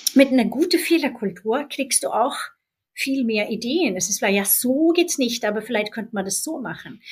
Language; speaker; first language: German; non-native, fluent; Swedish